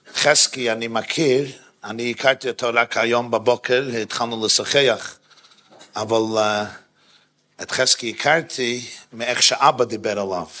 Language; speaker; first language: Hebrew; non-native, fluent; English